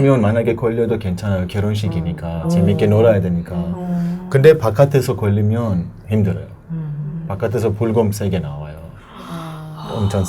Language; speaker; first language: Korean; non-native, learner; Persian